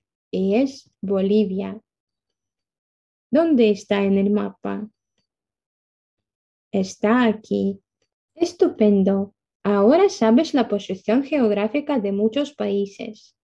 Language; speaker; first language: Spanish; non-native, fluent; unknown